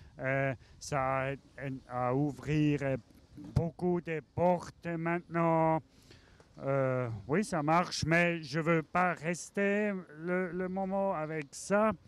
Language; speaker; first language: French; non-native, learner; German